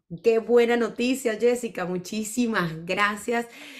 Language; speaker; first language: Spanish; native; Spanish